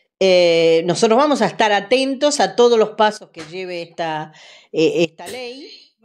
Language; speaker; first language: Spanish; native; Spanish